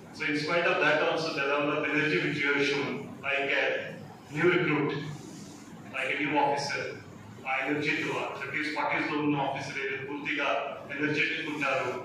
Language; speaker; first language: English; non-native, local second language; Telugu